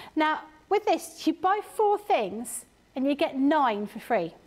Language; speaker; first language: English; native; English